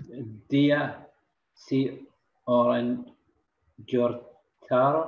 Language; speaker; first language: Indonesian; non-native, learner; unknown